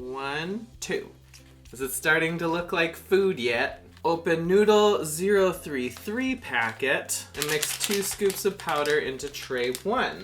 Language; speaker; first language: English; native; English